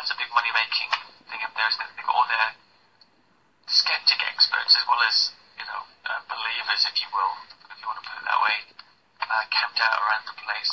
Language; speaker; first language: English; native; English